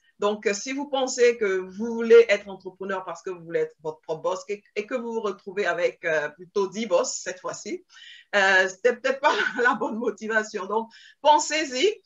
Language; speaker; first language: French; early bilingual, other home language; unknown